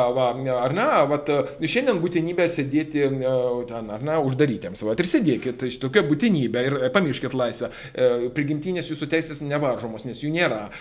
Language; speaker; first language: Lithuanian; non-native, local second language; Russian